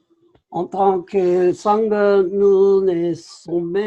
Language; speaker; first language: French; non-native, learner; English